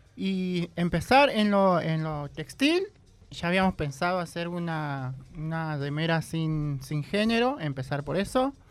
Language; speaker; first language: Spanish; native; Spanish